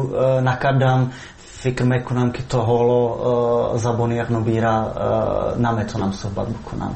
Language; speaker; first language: Tajik; non-native, fluent; Czech